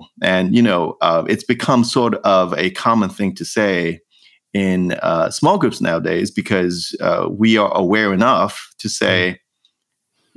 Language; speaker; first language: English; native; English